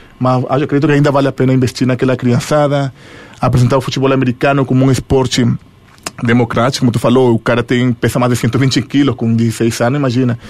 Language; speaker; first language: Portuguese; non-native, fluent; Spanish